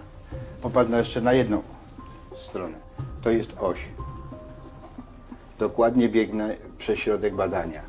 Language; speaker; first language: Polish; native; Polish